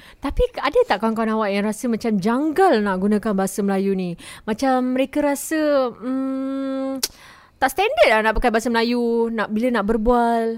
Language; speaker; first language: Malay; native; Malay